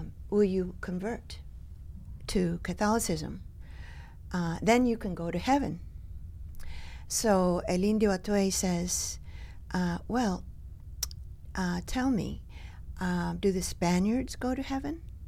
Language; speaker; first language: English; early bilingual, other home language; Spanish